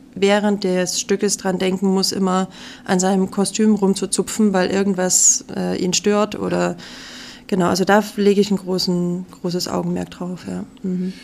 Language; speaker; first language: German; native; German